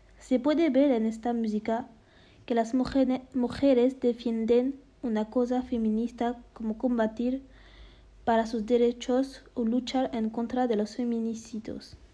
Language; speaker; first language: Spanish; non-native, learner; French